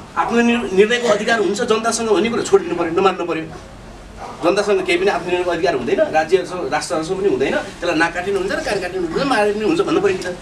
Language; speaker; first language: Nepali; non-native, local second language; Eastern Tamang